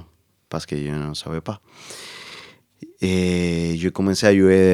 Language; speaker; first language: French; non-native, learner; Spanish